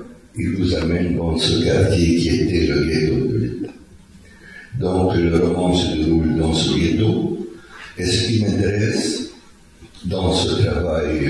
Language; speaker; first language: French; non-native, fluent; Arabic